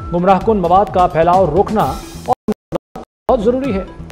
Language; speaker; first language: Urdu; native; Urdu